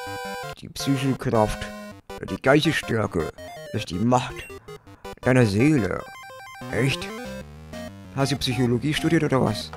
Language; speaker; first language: German; native; German